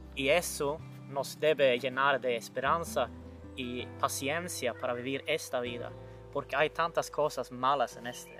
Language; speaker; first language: Spanish; non-native, fluent; Swedish